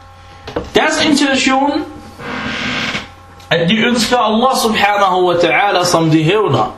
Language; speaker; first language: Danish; early bilingual, other home language; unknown